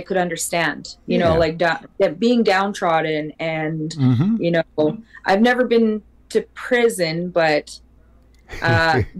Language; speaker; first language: English; native; English